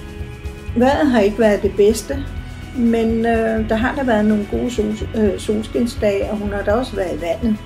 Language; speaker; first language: Danish; native; Danish